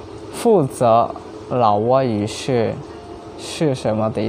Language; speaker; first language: Chinese; non-native, learner; Hmong